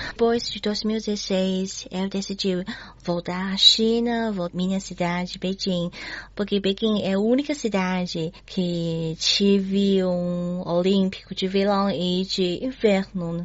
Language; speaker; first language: Portuguese; non-native, learner; Chinese